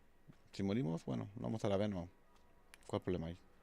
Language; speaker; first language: Spanish; native; Spanish